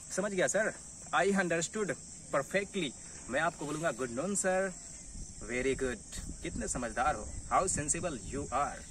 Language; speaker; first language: Hindi; native; Hindi